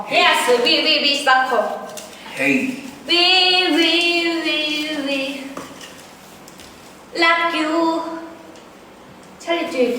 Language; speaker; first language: English; non-native, learner; Korean